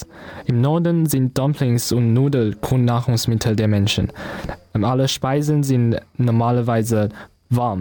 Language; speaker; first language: German; non-native, learner; Chinese